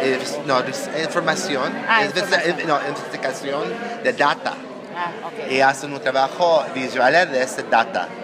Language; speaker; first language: Spanish; non-native, learner; English